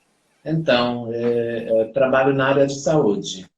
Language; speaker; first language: Portuguese; non-native, fluent; Romanian